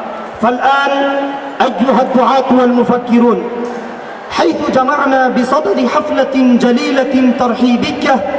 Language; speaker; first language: Arabic; non-native, fluent; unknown